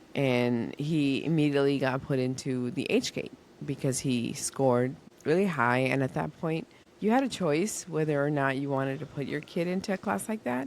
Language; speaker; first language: English; early bilingual, other home language; Spanish